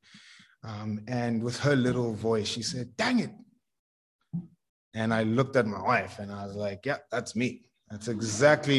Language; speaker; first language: English; non-native, local second language; Zulu